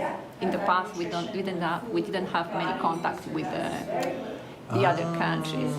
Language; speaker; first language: English; non-native, fluent; Italian